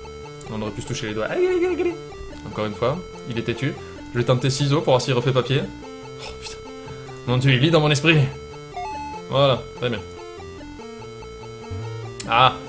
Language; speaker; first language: French; native; French